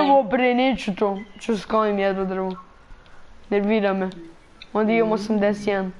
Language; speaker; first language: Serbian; early bilingual, heritage; Serbian